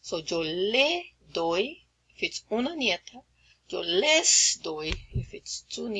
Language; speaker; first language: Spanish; non-native, fluent; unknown